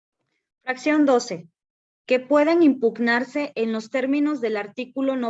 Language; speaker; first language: Spanish; native; Spanish